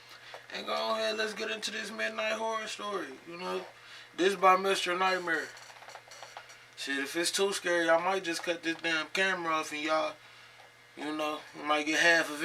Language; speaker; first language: English; native; English